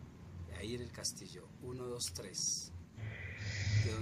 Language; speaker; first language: Spanish; native; Spanish